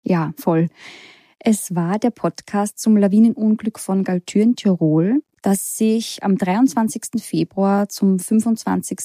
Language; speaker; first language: German; native; German